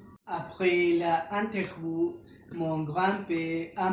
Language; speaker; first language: French; non-native, learner; Spanish